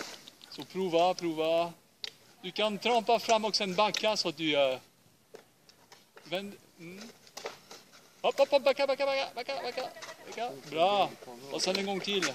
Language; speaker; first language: Swedish; non-native, fluent; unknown